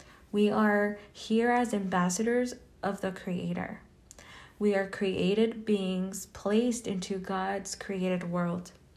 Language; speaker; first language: English; early bilingual, other home language; Spanish